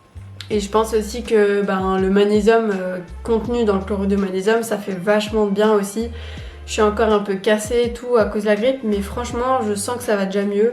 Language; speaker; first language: French; native; French